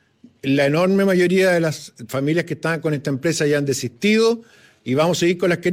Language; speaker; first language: Spanish; native; Spanish